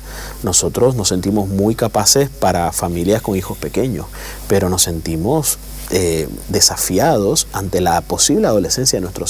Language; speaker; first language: Spanish; native; Spanish